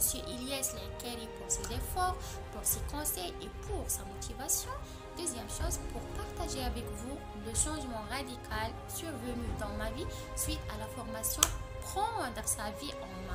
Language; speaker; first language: French; non-native, local second language; Arabic